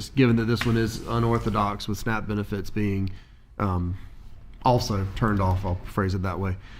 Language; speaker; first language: English; native; English